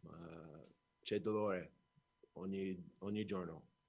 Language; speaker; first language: Italian; non-native, learner; English